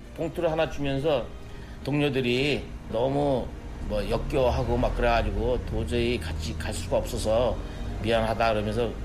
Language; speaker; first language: Korean; native; Korean